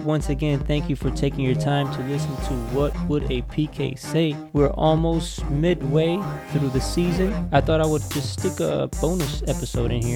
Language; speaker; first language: English; early bilingual, other home language; Spanish